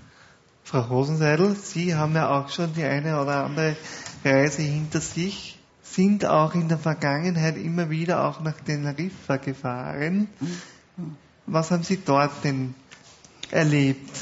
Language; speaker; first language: German; native; German